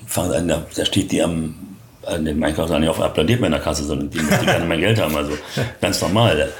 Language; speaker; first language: German; native; German